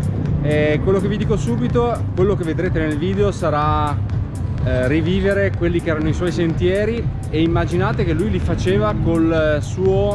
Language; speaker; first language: Italian; native; Italian